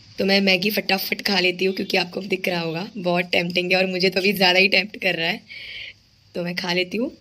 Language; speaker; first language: Hindi; non-native, local second language; Gujarati